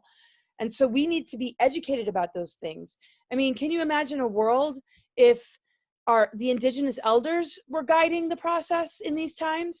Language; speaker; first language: English; native; English